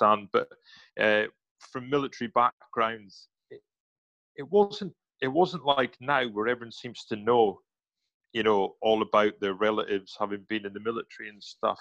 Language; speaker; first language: English; native; English